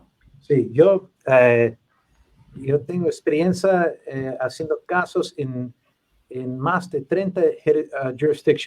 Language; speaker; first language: Spanish; non-native, learner; English